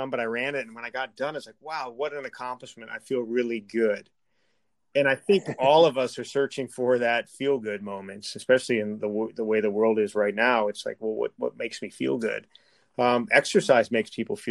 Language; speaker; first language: English; native; English